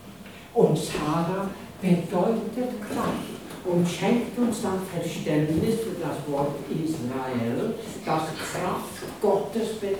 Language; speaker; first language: German; non-native, fluent; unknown